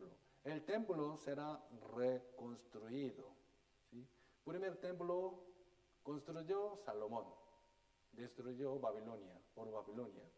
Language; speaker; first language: Spanish; non-native, fluent; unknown